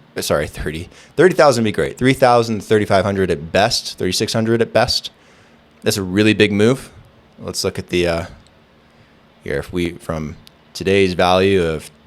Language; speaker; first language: English; native; English